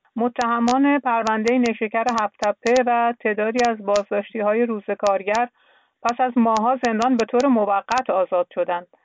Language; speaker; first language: Persian; native; Persian